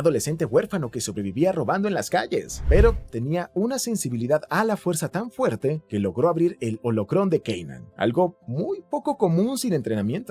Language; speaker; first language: Spanish; native; Spanish